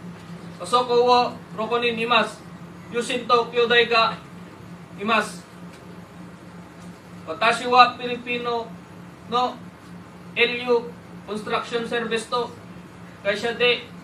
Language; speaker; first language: Japanese; non-native, learner; Iloko